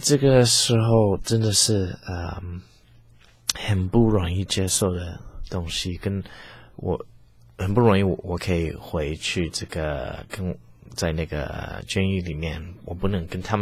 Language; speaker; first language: Chinese; early bilingual, heritage; English